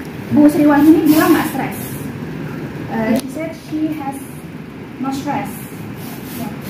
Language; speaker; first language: English; non-native, fluent; Indonesian